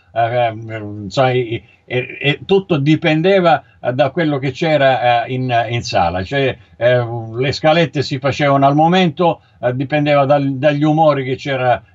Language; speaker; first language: Italian; native; Italian